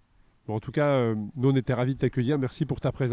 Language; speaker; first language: French; native; French